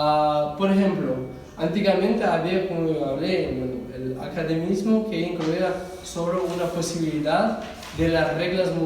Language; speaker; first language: Spanish; non-native, fluent; Russian